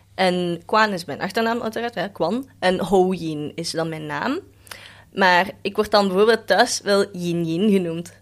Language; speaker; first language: Dutch; early bilingual, other home language; Cantonese